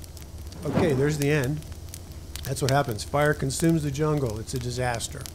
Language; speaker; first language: English; native; English